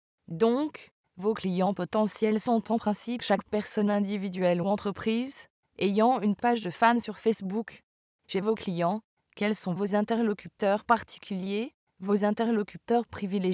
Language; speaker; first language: French; native; French